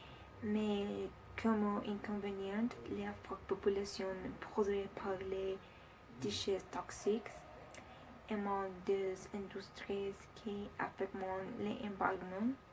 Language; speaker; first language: French; non-native, learner; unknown